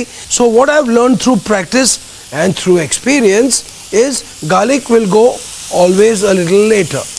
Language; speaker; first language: English; non-native, local second language; Hindi